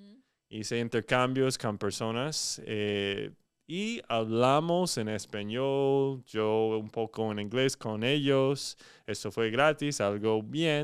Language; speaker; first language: Spanish; non-native, fluent; English